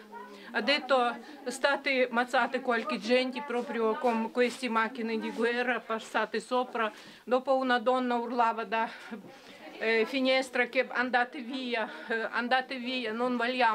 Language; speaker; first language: Italian; non-native, learner; Ukrainian